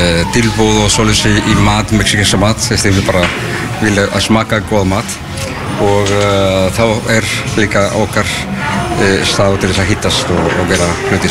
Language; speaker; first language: Icelandic; non-native, learner; Spanish